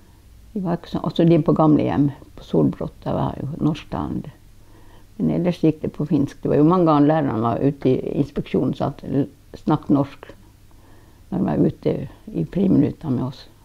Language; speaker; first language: Norwegian; non-native, local second language; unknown